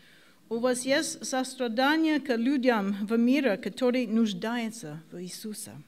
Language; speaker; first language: Russian; non-native, learner; English